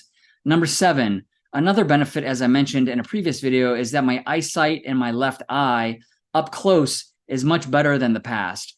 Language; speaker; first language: English; native; English